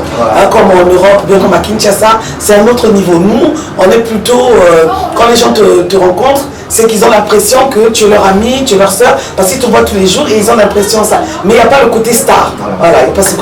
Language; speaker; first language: French; early bilingual, other home language; Lingala